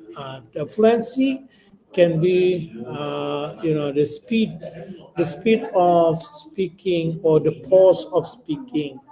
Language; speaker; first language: English; non-native, local second language; Indonesian